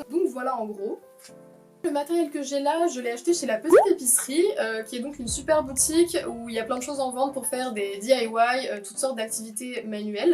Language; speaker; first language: French; native; French